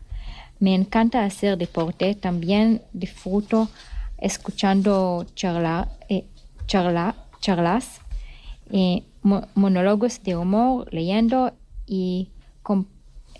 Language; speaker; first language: Spanish; non-native, learner; Hebrew